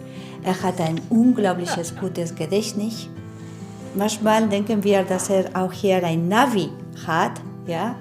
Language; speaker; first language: German; non-native, fluent; Spanish